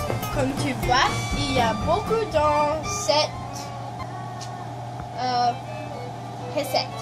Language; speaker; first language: French; non-native, learner; English